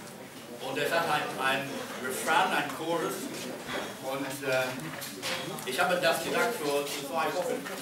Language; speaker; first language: German; non-native, fluent; English